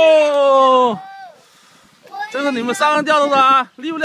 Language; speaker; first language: Chinese; native; Chinese